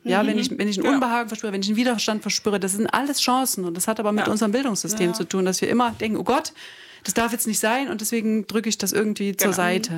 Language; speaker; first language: German; native; German